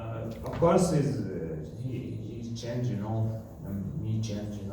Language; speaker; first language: English; non-native, learner; Russian